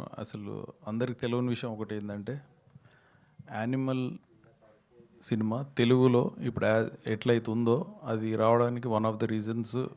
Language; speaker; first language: Telugu; native; Telugu